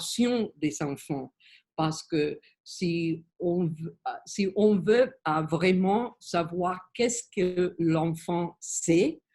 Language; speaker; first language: French; non-native, learner; Spanish